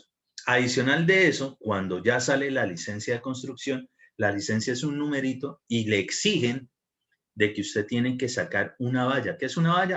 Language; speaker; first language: Spanish; native; Spanish